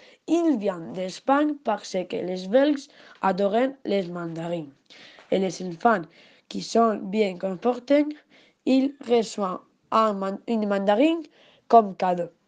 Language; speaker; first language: French; non-native, learner; Spanish